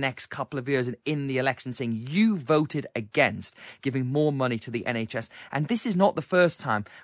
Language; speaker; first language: English; native; English